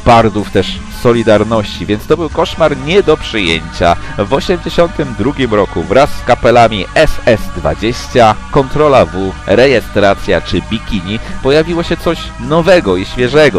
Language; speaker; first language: Polish; native; Polish